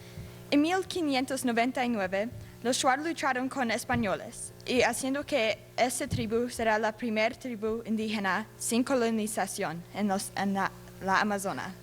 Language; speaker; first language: Spanish; non-native, learner; English